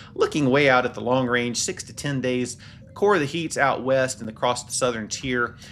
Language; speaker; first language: English; native; English